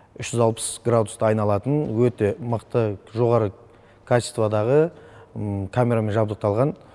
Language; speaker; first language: Kazakh; native; Kazakh